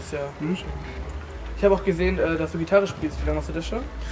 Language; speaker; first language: German; native; German